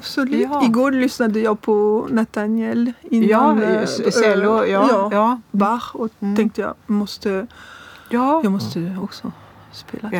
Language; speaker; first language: Swedish; non-native, fluent; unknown